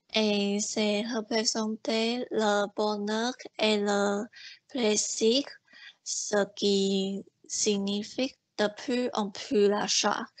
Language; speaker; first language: French; non-native, learner; Chinese